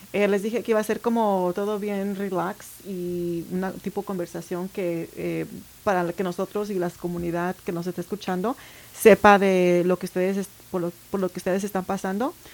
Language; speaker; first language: Spanish; early bilingual, heritage; Spanish